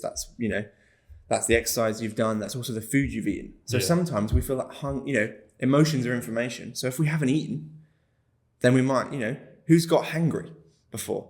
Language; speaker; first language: English; native; English